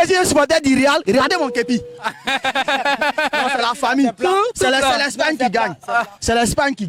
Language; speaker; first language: French; non-native, local second language; Wolof